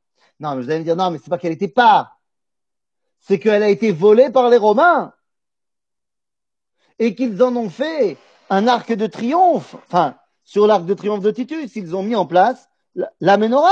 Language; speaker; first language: French; native; French